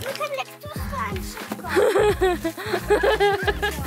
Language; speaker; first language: Polish; native; Polish